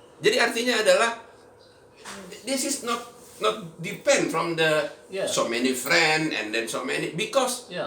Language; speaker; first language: English; non-native, learner; Indonesian